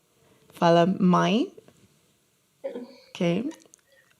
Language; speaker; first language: Portuguese; non-native, learner; English